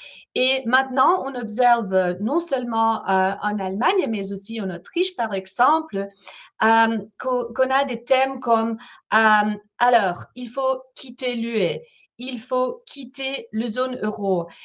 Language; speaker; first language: French; non-native, fluent; German